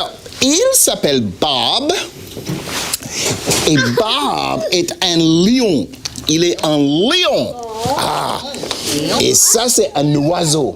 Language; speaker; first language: French; non-native, fluent; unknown